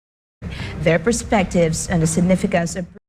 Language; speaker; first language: English; non-native, local second language; Filipino